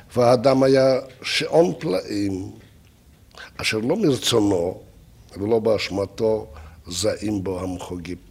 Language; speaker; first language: Hebrew; non-native, fluent; Russian